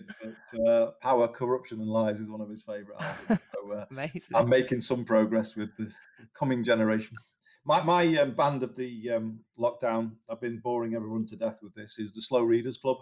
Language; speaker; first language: English; native; English